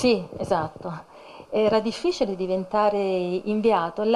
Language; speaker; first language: Italian; native; Italian